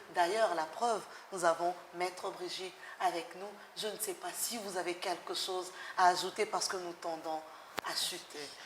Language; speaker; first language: French; non-native, local second language; Lingala